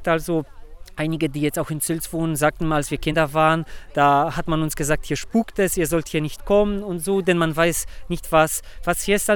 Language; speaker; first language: German; non-native, local second language; Polish